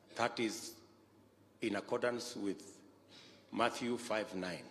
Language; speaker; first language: English; non-native, local second language; Kalenjin